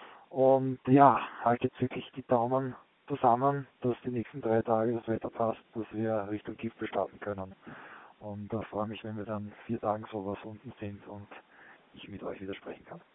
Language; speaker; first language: German; native; German